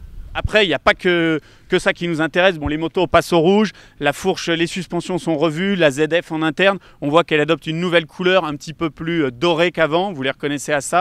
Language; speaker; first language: French; native; French